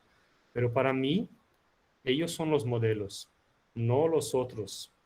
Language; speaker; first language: Spanish; non-native, fluent; Portuguese